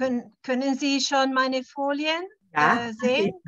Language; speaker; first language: German; non-native, fluent; Italian